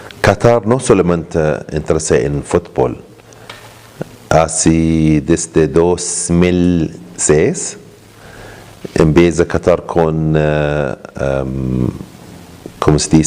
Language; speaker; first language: Spanish; non-native, learner; Arabic